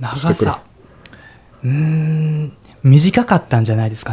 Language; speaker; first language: Japanese; native; Japanese